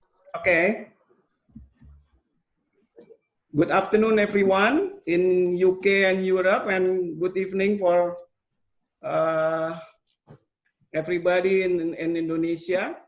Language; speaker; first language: English; non-native, fluent; Indonesian